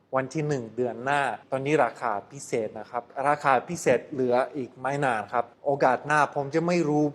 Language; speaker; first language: Thai; non-native, fluent; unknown